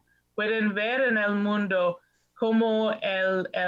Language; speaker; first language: Spanish; non-native, fluent; English